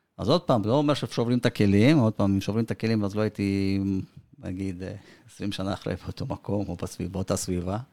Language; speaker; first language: Hebrew; early bilingual, other home language; Spanish